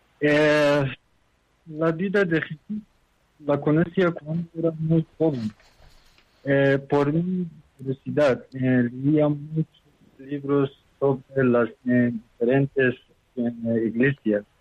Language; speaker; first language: Spanish; non-native, learner; Persian